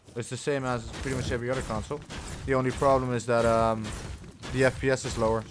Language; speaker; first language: English; non-native, fluent; Dutch